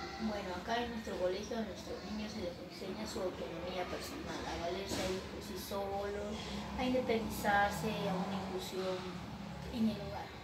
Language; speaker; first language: Spanish; native; Spanish